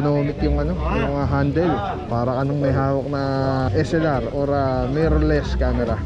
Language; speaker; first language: Filipino; native; Filipino